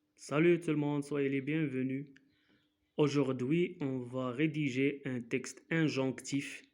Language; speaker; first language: French; non-native, local second language; Arabic